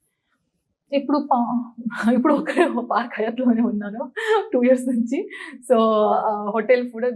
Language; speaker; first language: Telugu; non-native, learner; Kannada